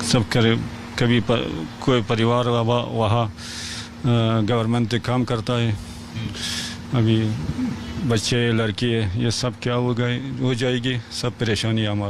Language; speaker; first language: Hindi; non-native, learner; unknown